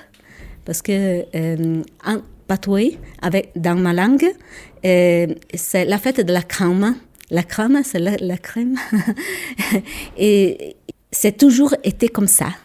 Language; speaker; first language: French; non-native, local second language; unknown